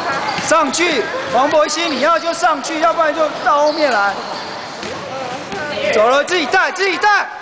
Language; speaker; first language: Chinese; native; Chinese